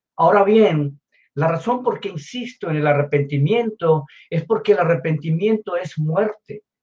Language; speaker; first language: Spanish; native; Spanish